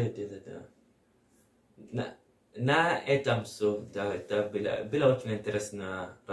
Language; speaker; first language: Russian; non-native, learner; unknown